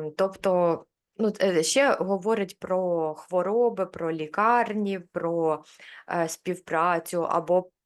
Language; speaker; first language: Ukrainian; non-native, local second language; Russian